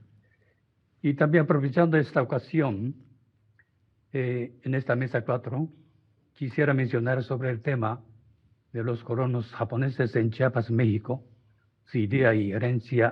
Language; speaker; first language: Spanish; non-native, fluent; Japanese